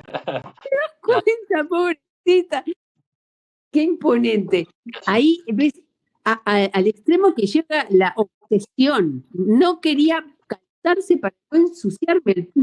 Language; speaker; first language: Spanish; native; Spanish